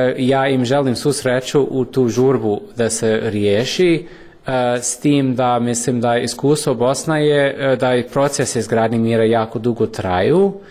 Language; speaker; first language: Croatian; non-native, fluent; English